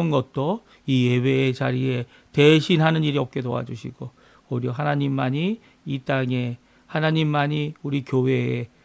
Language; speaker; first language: Korean; native; Korean